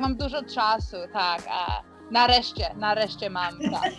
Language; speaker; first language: Polish; early bilingual, heritage; Polish